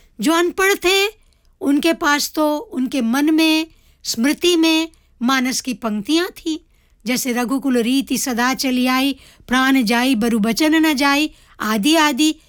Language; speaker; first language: Hindi; native; Hindi